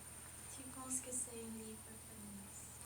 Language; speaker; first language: French; non-native, learner; English